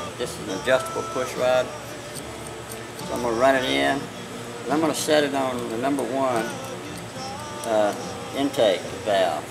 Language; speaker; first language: English; native; English